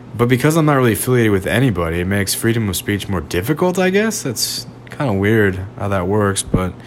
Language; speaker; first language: English; native; English